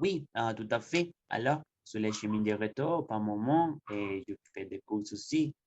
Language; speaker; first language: French; non-native, learner; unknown